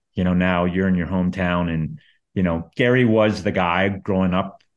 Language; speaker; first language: English; native; English